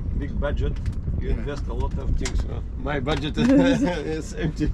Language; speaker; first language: English; non-native, learner; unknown